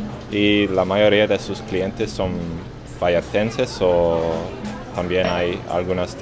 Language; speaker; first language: Spanish; non-native, learner; English